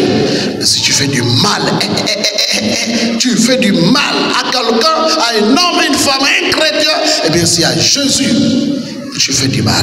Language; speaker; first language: French; non-native, local second language; Kituba (Democratic Republic of Congo)